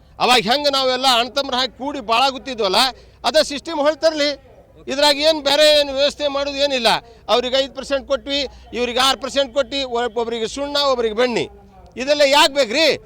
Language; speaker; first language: Kannada; non-native, local second language; Lambadi